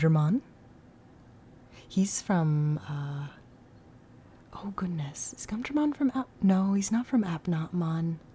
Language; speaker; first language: English; native; English